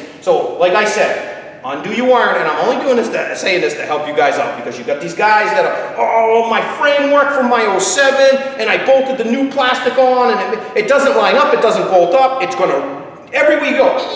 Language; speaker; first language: English; native; English